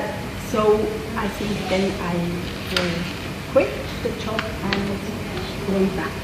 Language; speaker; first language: English; non-native, fluent; French